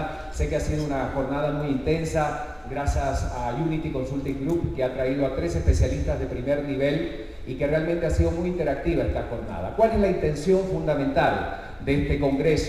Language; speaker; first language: Spanish; native; Spanish